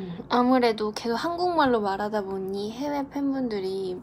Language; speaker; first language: Korean; early bilingual, heritage; Korean